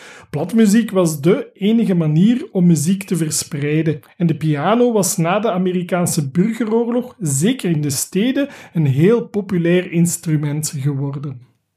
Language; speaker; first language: Dutch; native; Dutch